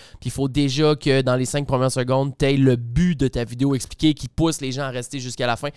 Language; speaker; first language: French; native; French